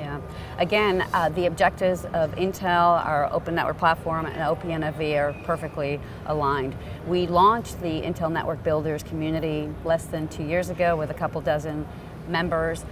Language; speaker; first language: English; native; English